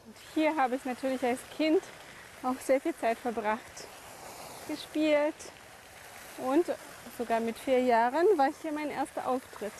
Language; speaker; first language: German; native; German